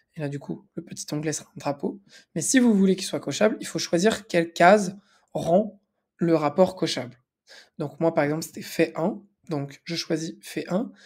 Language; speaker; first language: French; native; French